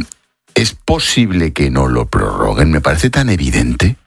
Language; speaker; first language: Spanish; native; Spanish